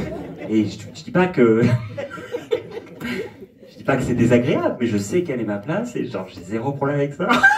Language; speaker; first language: French; native; French